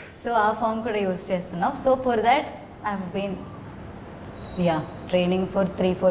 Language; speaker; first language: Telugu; non-native, learner; Malayalam